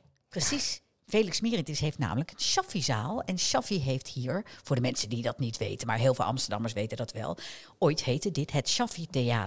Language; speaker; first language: Dutch; native; Dutch